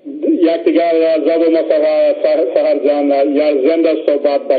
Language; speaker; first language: Persian; non-native, learner; English